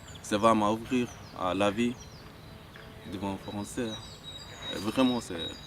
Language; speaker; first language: French; non-native, learner; Arabic